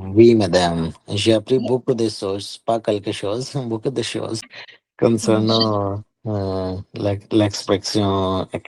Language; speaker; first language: French; non-native, learner; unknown